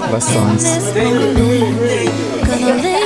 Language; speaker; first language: German; non-native, fluent; Filipino